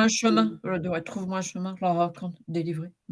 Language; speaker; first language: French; native; French